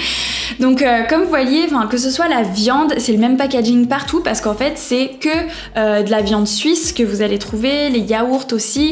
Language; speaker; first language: French; native; French